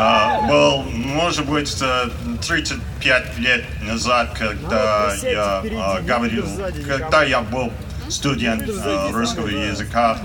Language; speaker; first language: Russian; non-native, learner; English